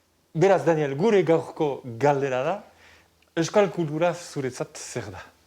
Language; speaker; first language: Basque; native; Basque